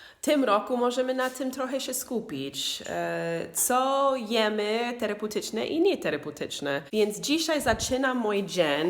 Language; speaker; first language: Polish; non-native, learner; English